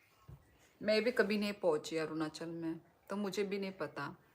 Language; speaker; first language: Hindi; non-native, local second language; Kok Borok